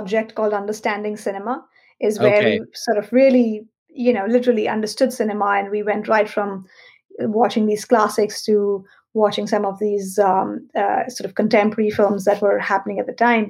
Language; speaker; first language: English; non-native, local second language; Hindi